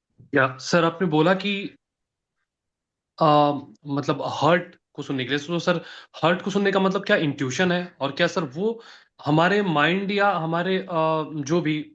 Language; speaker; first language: Hindi; native; Hindi